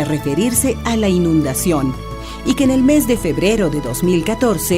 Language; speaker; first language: Spanish; native; Spanish